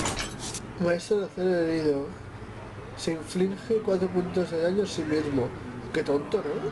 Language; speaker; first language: Spanish; non-native, local second language; Catalan